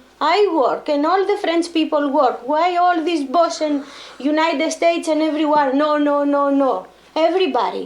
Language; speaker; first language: English; non-native, learner; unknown